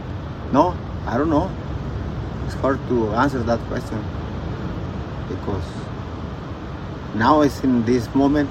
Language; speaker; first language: English; non-native, learner; Spanish